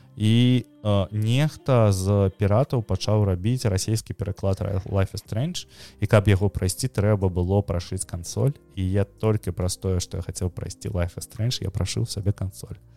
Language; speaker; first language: Belarusian; non-native, local second language; Russian